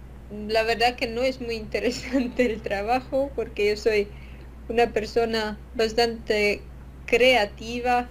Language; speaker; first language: Spanish; non-native, fluent; Latvian